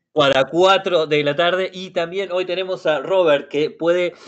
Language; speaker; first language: Spanish; native; Spanish